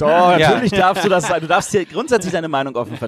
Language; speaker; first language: German; native; German